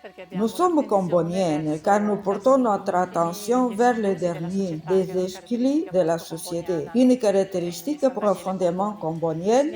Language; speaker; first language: French; non-native, fluent; Italian